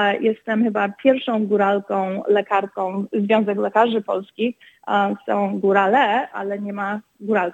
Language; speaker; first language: Polish; early bilingual, other home language; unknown